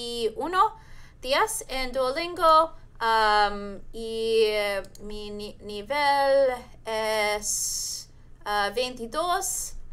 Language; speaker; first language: Spanish; non-native, learner; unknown